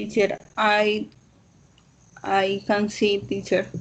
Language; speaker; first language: English; non-native, learner; Spanish